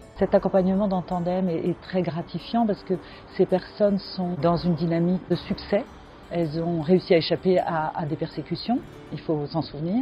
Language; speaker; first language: French; native; French